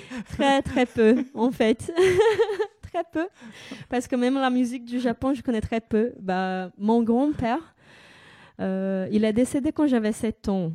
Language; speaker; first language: French; non-native, fluent; Portuguese